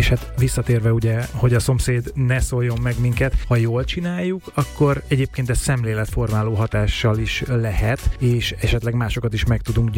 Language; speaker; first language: Hungarian; native; Hungarian